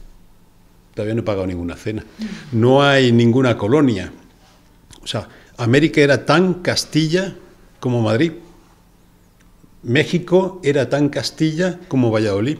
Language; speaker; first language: Spanish; native; Spanish